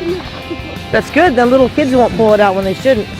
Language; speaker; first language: English; native; English